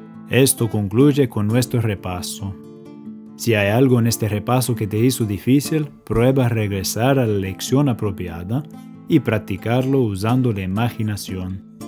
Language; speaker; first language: Spanish; non-native, fluent; English